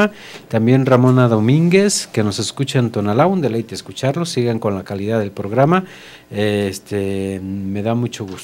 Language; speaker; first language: Spanish; native; Spanish